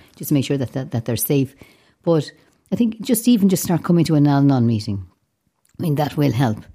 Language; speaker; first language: English; native; English